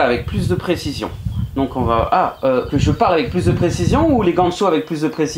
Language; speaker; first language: French; native; French